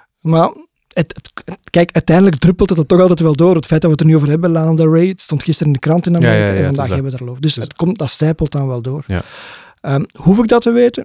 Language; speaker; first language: Dutch; native; Dutch